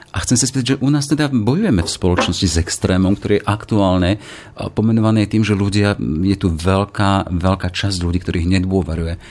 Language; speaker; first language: Slovak; native; Slovak